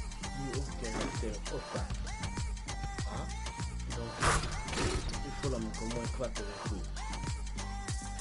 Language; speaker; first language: Swedish; non-native, learner; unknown